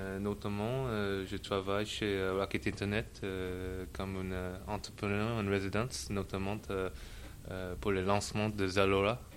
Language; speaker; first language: French; non-native, learner; English